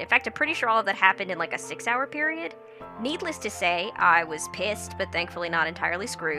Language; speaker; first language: English; native; English